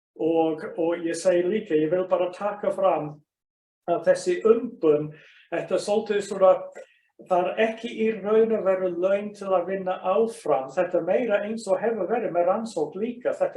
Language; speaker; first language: Icelandic; non-native, fluent; English